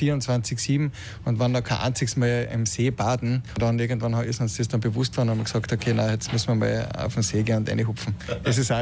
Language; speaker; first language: German; native; German